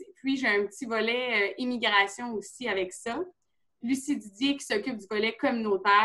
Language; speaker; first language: French; native; French